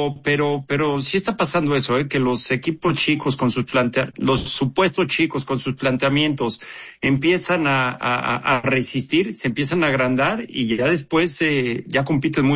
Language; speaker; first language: Spanish; native; Spanish